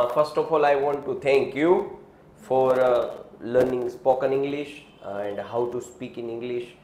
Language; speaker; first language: English; non-native, local second language; Gujarati